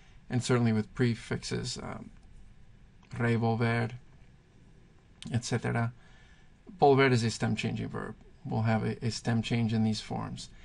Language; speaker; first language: English; native; English